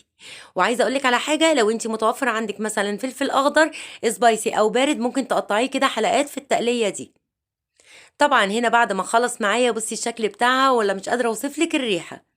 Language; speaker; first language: Arabic; native; Arabic